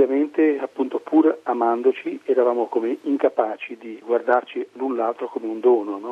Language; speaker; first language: Italian; native; Italian